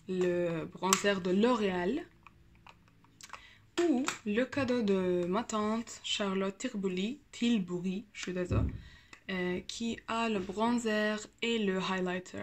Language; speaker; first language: French; non-native, learner; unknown